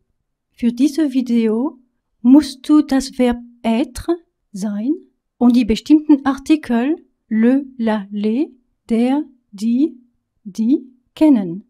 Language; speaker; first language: German; non-native, fluent; French